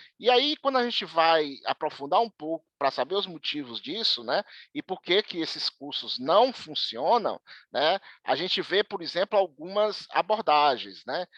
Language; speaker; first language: Portuguese; native; Portuguese